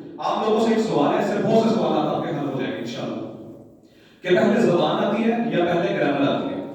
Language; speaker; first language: Urdu; non-native, local second language; Punjabi